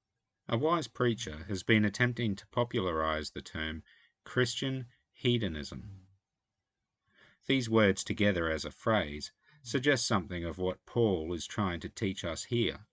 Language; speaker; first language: English; native; English